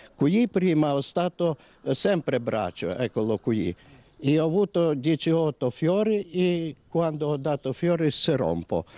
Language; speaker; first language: Italian; non-native, learner; Romanian